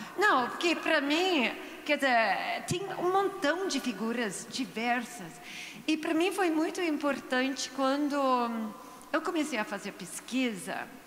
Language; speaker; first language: Portuguese; non-native, fluent; English